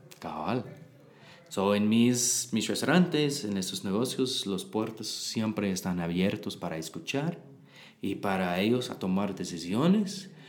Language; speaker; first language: Spanish; non-native, learner; English